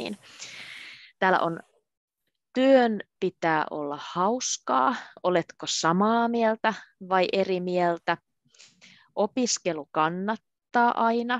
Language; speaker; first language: Finnish; native; Finnish